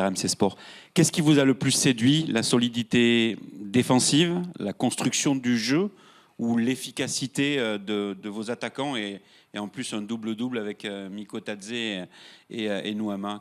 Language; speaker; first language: French; native; French